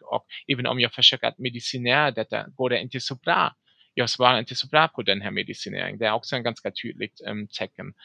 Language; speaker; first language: Swedish; non-native, fluent; German